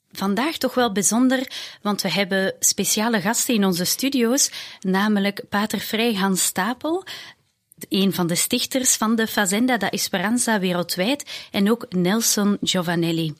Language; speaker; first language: Dutch; native; Dutch